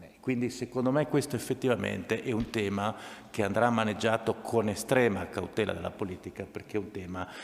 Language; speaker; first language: Italian; native; Italian